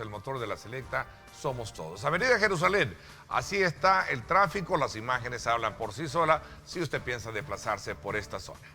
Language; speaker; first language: Spanish; native; Spanish